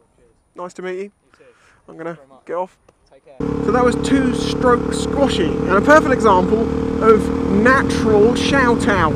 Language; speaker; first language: English; native; English